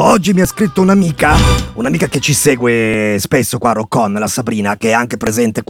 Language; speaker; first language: Italian; native; Italian